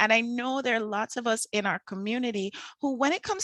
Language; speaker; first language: English; native; English